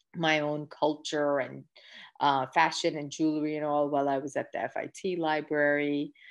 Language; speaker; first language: English; early bilingual, other home language; Gujarati